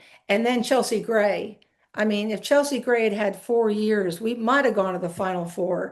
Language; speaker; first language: English; native; English